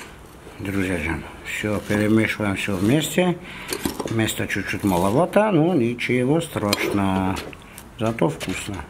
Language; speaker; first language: Russian; non-native, fluent; Armenian